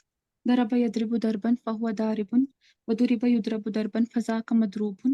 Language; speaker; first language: Arabic; non-native, learner; Urdu